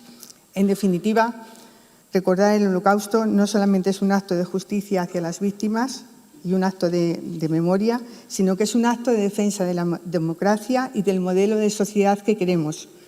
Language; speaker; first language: Spanish; native; Spanish